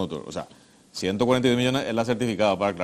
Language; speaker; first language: Spanish; native; Spanish